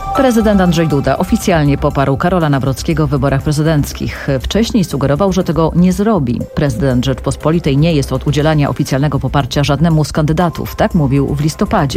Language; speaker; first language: Polish; native; Polish